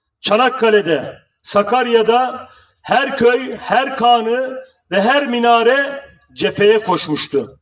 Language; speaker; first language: Turkish; native; Turkish